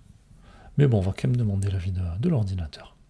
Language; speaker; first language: French; native; French